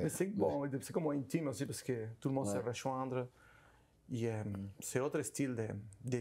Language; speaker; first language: French; non-native, learner; Spanish